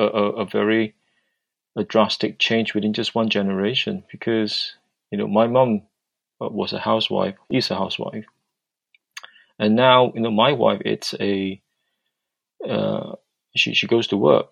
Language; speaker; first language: English; non-native, local second language; Cantonese